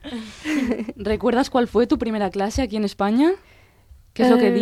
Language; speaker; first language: Spanish; native; Spanish